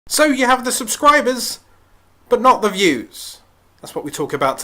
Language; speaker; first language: English; native; English